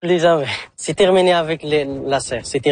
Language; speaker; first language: French; non-native, local second language; Arabic